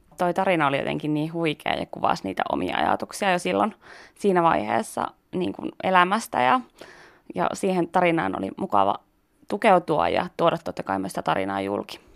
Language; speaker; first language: Finnish; native; Finnish